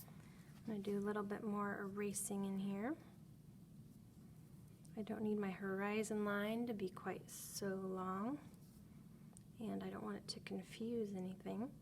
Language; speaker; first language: English; native; English